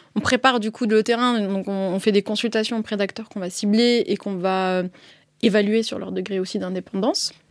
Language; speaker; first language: French; early bilingual, other home language; Arabic